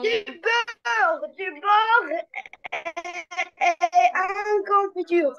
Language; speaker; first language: French; non-native, learner; Arabic